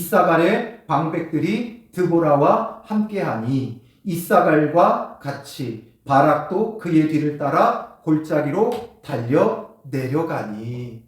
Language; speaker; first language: Korean; native; Korean